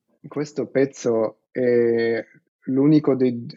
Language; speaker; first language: Italian; non-native, fluent; Russian